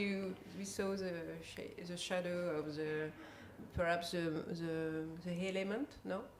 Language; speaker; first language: English; non-native, learner; French